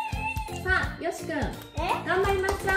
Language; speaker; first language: Japanese; native; Japanese